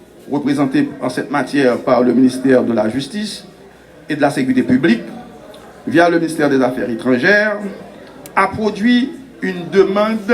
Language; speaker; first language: French; non-native, local second language; Haitian Creole